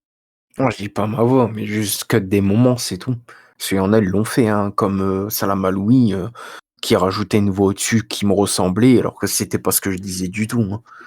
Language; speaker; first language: French; native; French